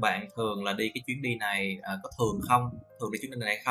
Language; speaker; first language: Vietnamese; native; Vietnamese